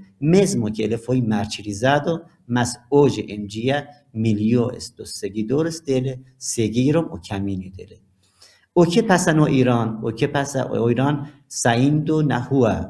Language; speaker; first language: Portuguese; non-native, learner; Persian